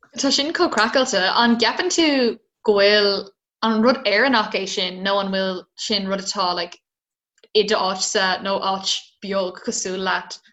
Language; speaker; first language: Irish; non-native, local second language; English